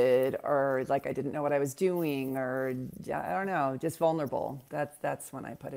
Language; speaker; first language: English; native; English